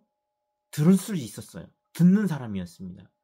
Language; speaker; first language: Korean; native; Korean